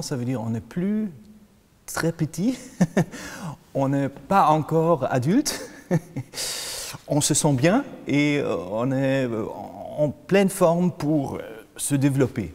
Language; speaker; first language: French; non-native, fluent; German